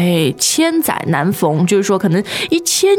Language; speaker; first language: Chinese; native; Chinese